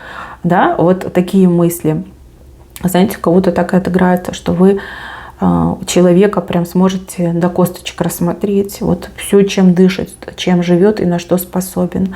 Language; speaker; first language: Russian; native; Russian